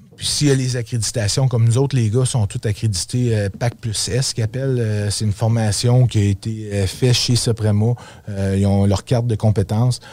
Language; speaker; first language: French; native; French